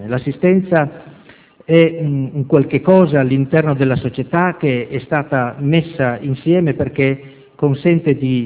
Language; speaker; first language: Italian; native; Italian